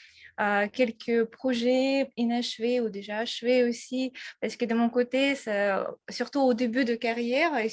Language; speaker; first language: French; non-native, fluent; Russian